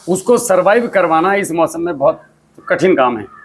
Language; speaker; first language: Hindi; native; Hindi